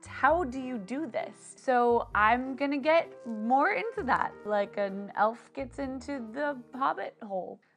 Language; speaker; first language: English; native; English